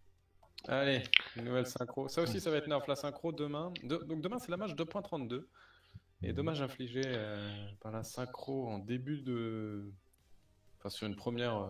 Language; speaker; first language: French; native; French